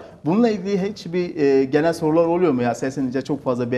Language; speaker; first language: Turkish; native; Turkish